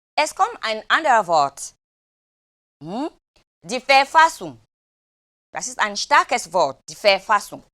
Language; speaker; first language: German; non-native, fluent; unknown